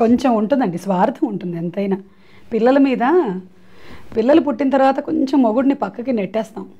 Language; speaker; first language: Telugu; non-native, local second language; Malayalam